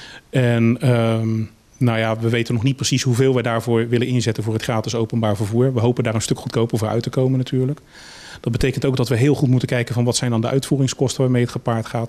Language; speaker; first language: Dutch; native; Dutch